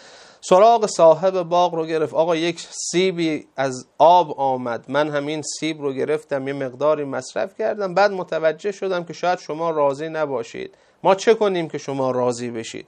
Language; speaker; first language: Persian; native; Persian